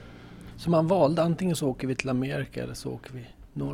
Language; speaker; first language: Swedish; native; Swedish